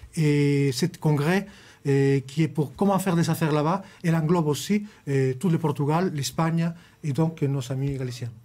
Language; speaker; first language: French; non-native, fluent; Spanish